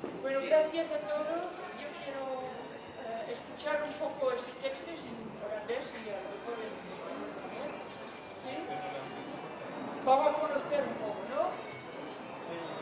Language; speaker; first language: Spanish; non-native, fluent; Dutch